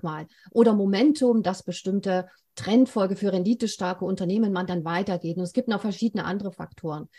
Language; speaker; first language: German; native; German